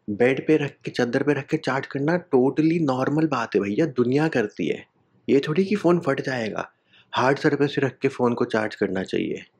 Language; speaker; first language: Hindi; native; Hindi